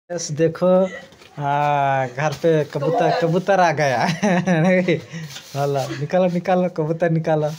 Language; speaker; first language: Hindi; non-native, local second language; Bangla